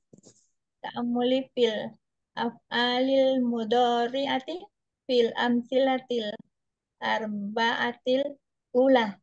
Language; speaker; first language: Arabic; non-native, learner; Indonesian